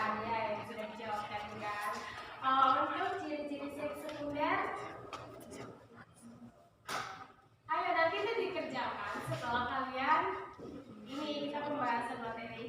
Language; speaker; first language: Indonesian; native; Indonesian